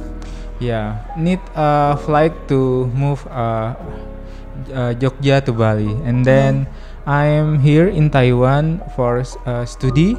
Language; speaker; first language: English; non-native, learner; Indonesian